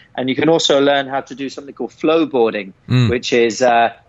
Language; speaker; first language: English; native; English